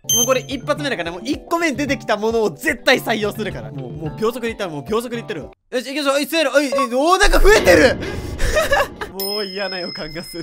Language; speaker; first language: Japanese; native; Japanese